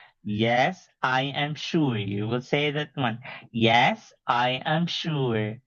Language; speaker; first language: English; non-native, fluent; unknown